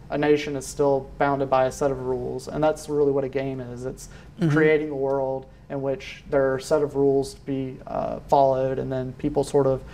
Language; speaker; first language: English; native; English